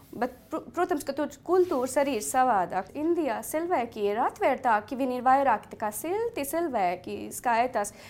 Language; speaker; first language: Latvian; non-native, fluent; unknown